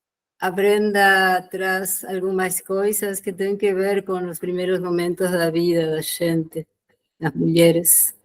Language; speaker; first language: Portuguese; non-native, learner; Spanish